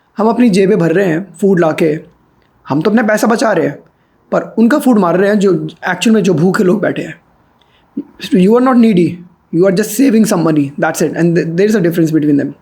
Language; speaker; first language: Hindi; native; Hindi